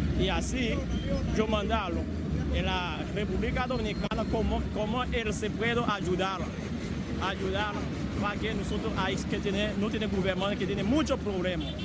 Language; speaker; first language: Spanish; non-native, learner; Haitian Creole